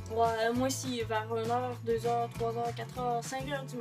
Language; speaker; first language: French; native; French